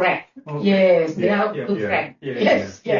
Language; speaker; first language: English; non-native, learner; Indonesian